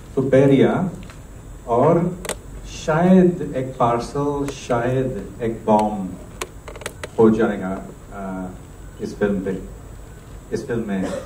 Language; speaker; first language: Hindi; non-native, fluent; English